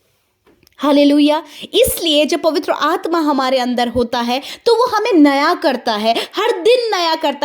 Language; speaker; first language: Hindi; native; Hindi